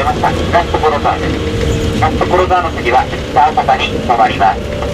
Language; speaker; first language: Japanese; native; Japanese